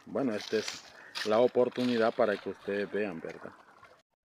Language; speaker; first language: Spanish; native; Spanish